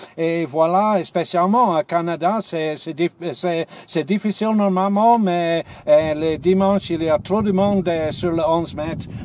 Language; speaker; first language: French; non-native, learner; English